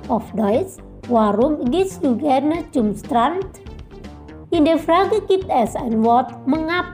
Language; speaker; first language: German; non-native, fluent; Indonesian